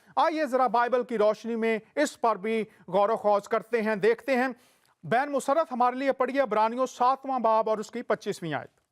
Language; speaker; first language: Urdu; native; Urdu